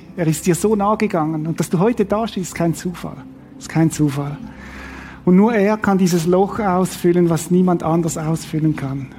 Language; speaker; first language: German; native; German